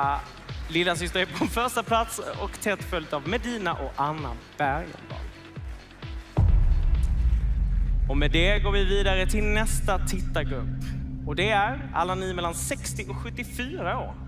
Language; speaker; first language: Swedish; native; Swedish